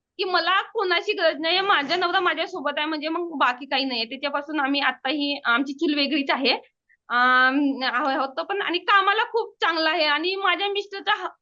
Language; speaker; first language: Marathi; native; Marathi